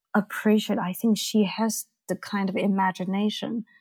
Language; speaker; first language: English; non-native, fluent; Chinese